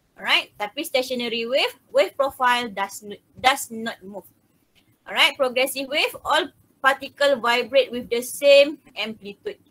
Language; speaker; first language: English; non-native, local second language; Malay